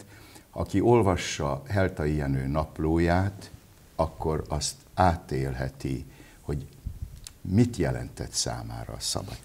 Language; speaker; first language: Hungarian; native; Hungarian